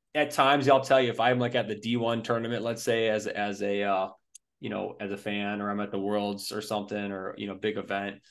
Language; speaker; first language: English; native; English